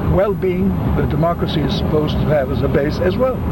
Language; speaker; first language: English; early bilingual, other home language; Spanish